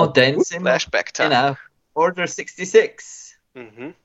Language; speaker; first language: German; native; German